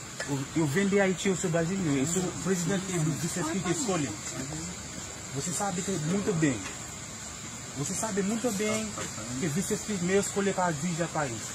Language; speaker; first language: Portuguese; non-native, learner; Haitian Creole